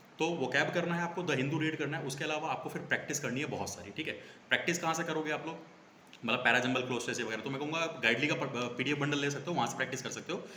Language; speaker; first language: Hindi; native; Hindi